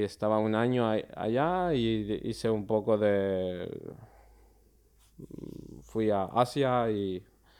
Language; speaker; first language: Spanish; early bilingual, other home language; Finnish